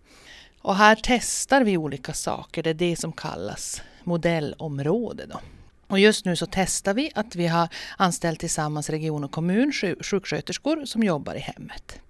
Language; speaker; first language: Swedish; native; Swedish